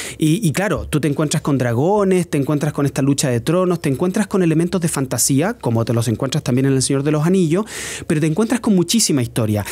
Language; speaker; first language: Spanish; native; Spanish